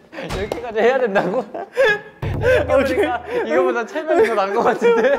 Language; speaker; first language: Korean; native; Korean